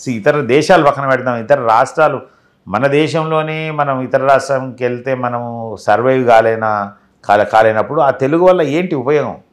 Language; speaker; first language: Telugu; native; Telugu